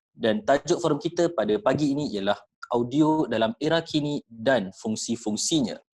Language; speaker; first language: Malay; native; Malay